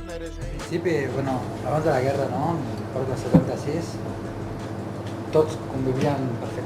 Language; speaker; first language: Catalan; non-native, fluent; Arabic